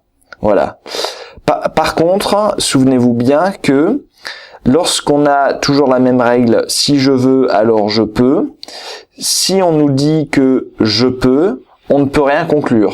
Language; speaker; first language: French; native; French